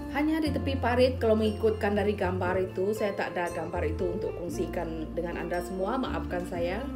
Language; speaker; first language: Malay; non-native, local second language; Iban